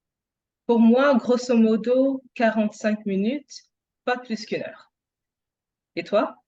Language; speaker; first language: French; non-native, fluent; English